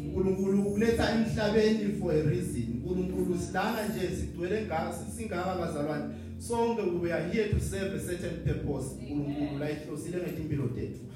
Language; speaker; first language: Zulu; non-native, local second language; Swati